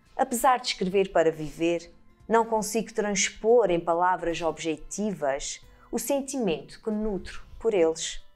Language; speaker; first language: Portuguese; native; Portuguese